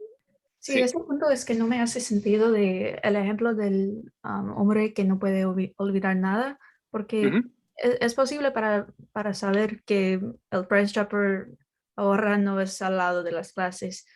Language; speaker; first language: Spanish; non-native, learner; English